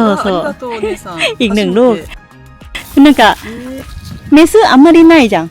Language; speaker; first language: Japanese; non-native, learner; Thai